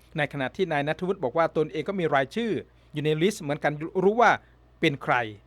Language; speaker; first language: Thai; native; Thai